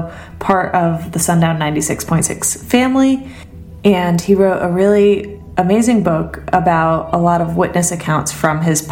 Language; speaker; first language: English; native; English